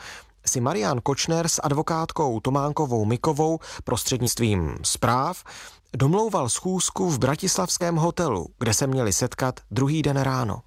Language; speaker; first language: Czech; native; Czech